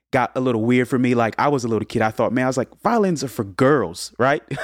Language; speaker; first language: English; early bilingual, other home language; Haitian Creole